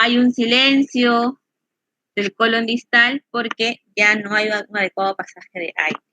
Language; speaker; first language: Spanish; native; Spanish